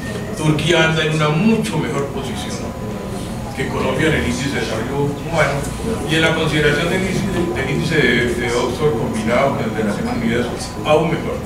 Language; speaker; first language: Spanish; native; Spanish